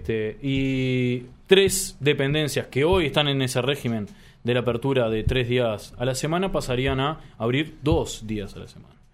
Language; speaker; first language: Spanish; native; Spanish